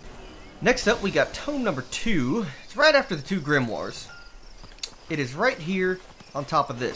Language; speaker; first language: English; native; English